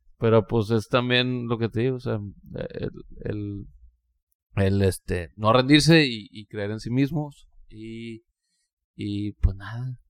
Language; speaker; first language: Spanish; native; Spanish